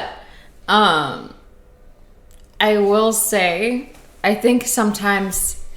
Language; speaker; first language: English; native; English